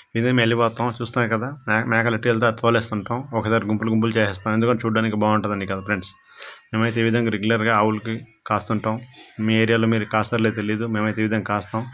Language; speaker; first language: Telugu; non-native, local second language; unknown